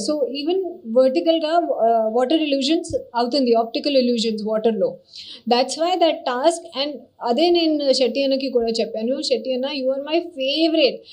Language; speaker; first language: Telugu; non-native, learner; Hindi